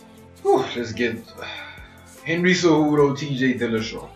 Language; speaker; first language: English; native; English